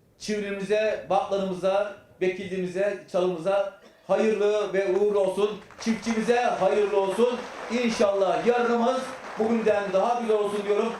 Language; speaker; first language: Turkish; native; Turkish